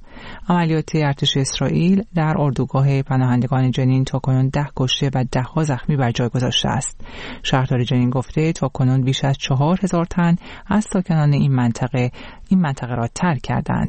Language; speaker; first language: Persian; native; Persian